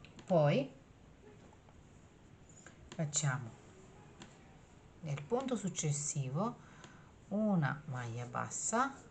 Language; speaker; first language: Italian; native; Italian